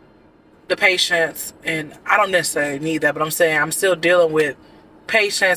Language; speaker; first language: English; native; English